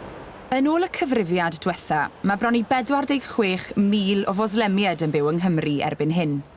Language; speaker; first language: Welsh; native; Welsh